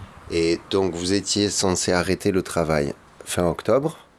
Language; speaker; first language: French; native; French